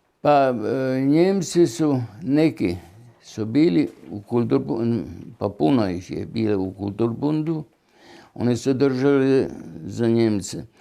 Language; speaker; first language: Bosnian; non-native, local second language; German